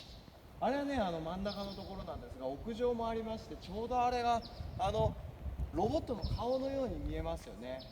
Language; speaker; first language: Japanese; native; Japanese